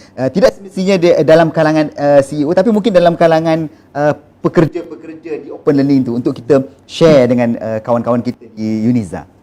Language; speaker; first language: Malay; native; Malay